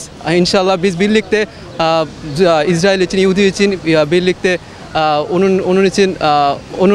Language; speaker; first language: Turkish; non-native, learner; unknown